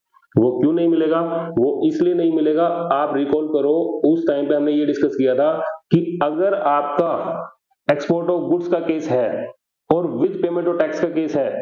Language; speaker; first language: Hindi; native; Hindi